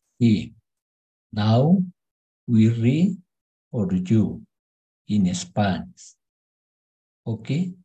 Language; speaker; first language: English; non-native, learner; Spanish